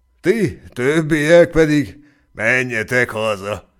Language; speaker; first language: Hungarian; native; Hungarian